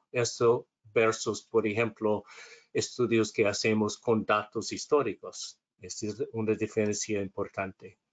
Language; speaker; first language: Spanish; non-native, learner; English